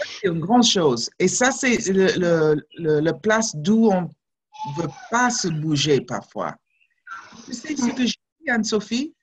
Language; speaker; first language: French; non-native, fluent; English